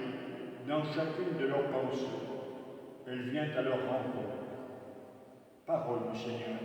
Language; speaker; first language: French; native; French